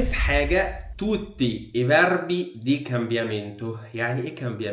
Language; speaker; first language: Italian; non-native, fluent; Arabic